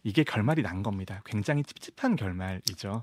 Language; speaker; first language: Korean; native; Korean